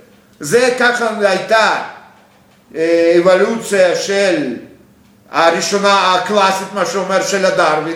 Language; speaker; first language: Hebrew; non-native, fluent; Russian